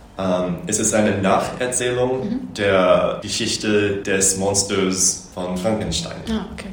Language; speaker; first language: German; non-native, learner; English